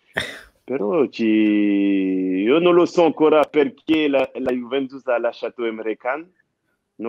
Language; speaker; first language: Italian; non-native, fluent; French